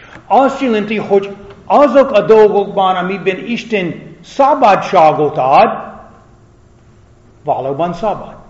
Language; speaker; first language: Hungarian; non-native, fluent; English